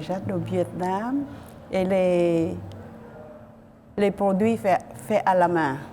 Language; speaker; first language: French; non-native, learner; Vietnamese